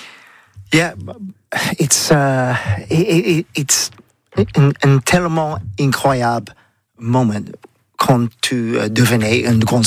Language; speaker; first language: French; non-native, learner; English